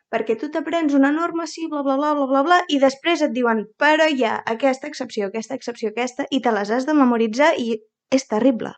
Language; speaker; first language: Catalan; native; Catalan